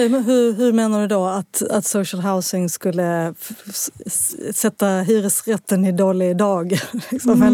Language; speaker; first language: Swedish; native; Swedish